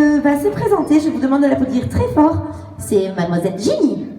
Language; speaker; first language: French; native; French